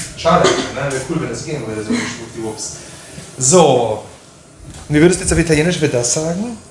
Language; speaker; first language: German; native; German